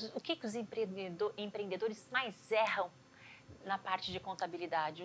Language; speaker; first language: Portuguese; native; Portuguese